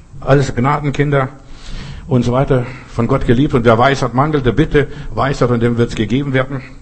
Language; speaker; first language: German; non-native, fluent; Russian